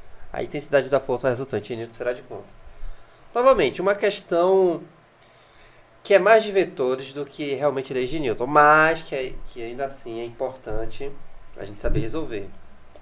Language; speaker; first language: Portuguese; native; Portuguese